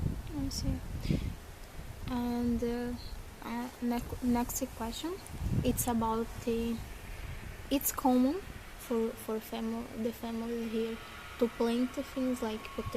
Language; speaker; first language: English; non-native, learner; Portuguese